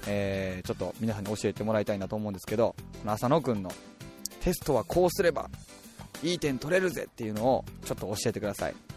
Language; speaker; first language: Japanese; native; Japanese